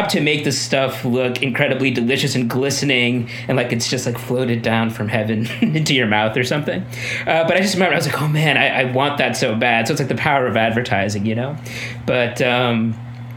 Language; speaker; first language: English; native; English